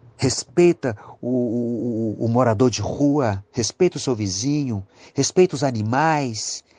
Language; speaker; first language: Portuguese; native; Portuguese